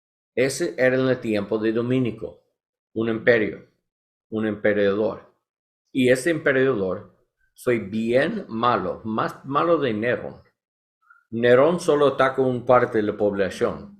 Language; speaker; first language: Spanish; non-native, learner; English